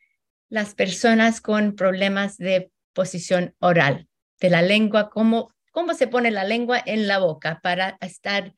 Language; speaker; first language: Spanish; early bilingual, heritage; Spanish